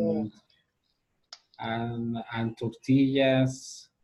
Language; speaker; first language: English; non-native, learner; Spanish